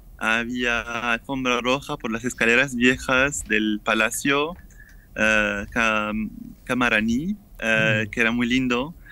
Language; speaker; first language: Spanish; non-native, fluent; French